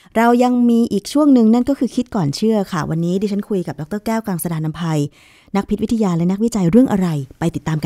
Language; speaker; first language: Thai; native; Thai